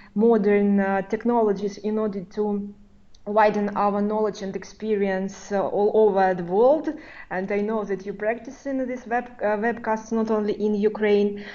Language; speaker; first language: English; non-native, fluent; Russian